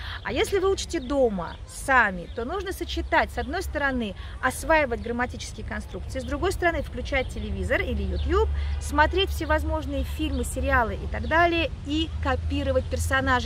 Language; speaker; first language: Russian; native; Russian